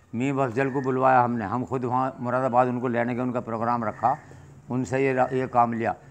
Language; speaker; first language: Hindi; native; Hindi